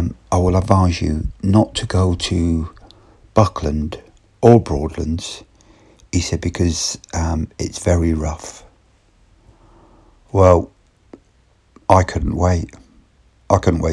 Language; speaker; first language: English; native; English